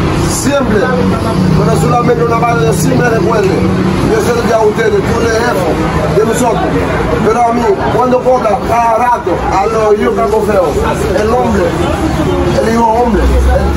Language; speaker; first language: Spanish; non-native, learner; Haitian Creole